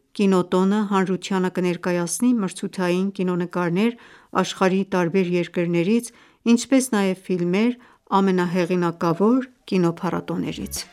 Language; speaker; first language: Armenian; early bilingual, heritage; Armenian